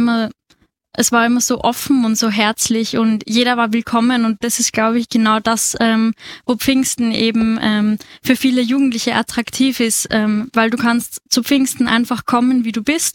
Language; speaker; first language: German; native; German